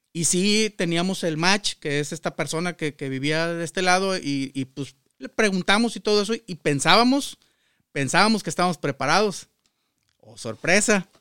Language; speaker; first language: Spanish; native; Spanish